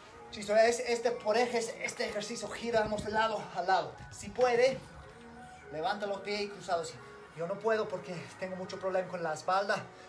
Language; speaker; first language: Spanish; non-native, learner; English